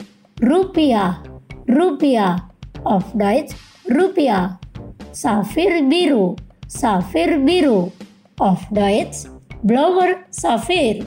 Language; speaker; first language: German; non-native, fluent; Indonesian